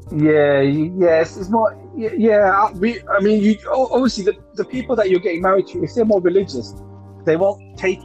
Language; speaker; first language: English; native; English